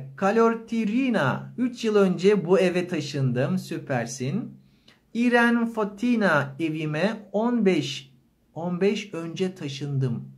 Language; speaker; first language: Turkish; native; Turkish